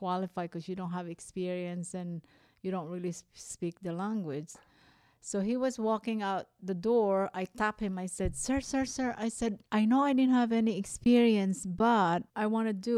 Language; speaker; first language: English; non-native, local second language; Hiligaynon